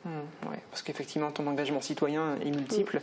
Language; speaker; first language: French; native; French